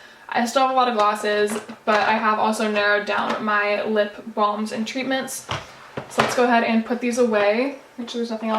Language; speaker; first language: English; native; English